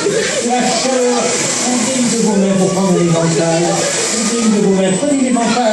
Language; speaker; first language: French; native; French